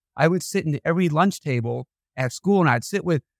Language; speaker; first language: English; native; English